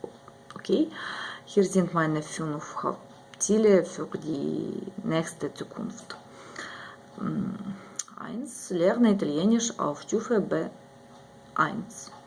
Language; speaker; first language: German; non-native, learner; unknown